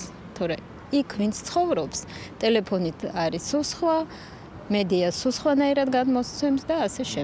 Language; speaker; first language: Georgian; non-native, local second language; Russian